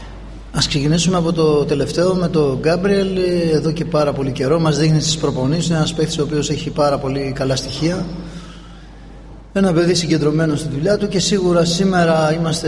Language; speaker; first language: Greek; native; Greek